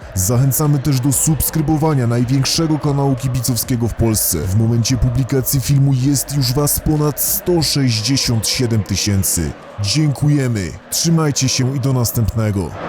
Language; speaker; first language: Polish; native; Polish